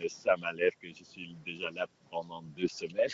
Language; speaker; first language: French; non-native, local second language; Dutch